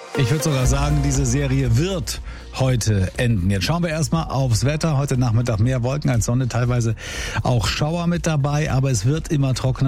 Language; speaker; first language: German; native; German